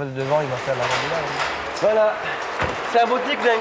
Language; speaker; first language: French; non-native, fluent; Chinese